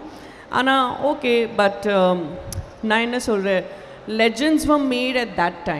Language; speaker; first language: Tamil; non-native, local second language; Gujarati